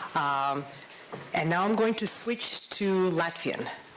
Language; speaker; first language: English; non-native, fluent; Latvian